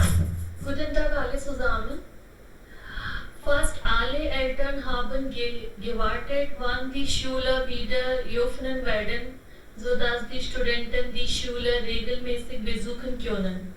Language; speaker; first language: German; non-native, learner; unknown